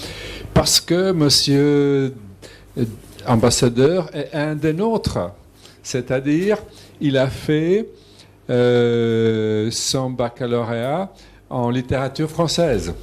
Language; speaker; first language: French; non-native, fluent; Serbian